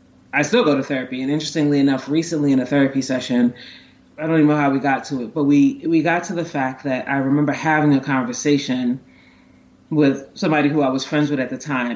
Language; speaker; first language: English; native; English